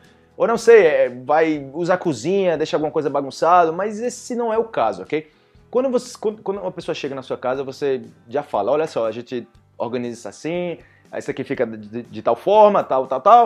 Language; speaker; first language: Portuguese; native; Portuguese